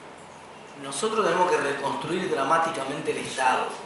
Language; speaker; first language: Spanish; native; Spanish